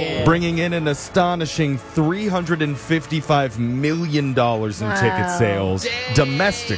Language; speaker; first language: English; native; English